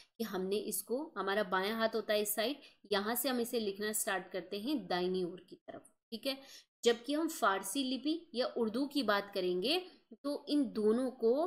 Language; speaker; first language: Hindi; native; Hindi